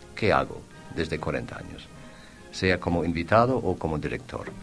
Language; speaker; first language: Spanish; non-native, fluent; English